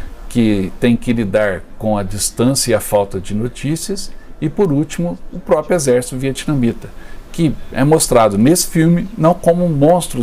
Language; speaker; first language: Portuguese; native; Portuguese